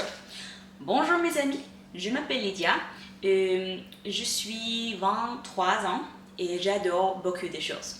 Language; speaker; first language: French; non-native, learner; English